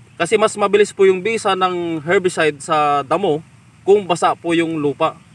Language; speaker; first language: Filipino; non-native, local second language; Iloko